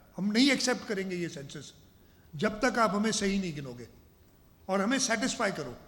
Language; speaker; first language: Urdu; non-native, local second language; Sindhi